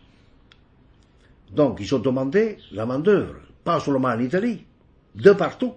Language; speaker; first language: French; non-native, fluent; Italian